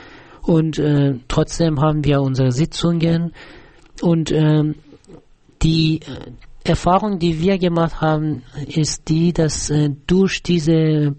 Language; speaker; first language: German; non-native, fluent; Persian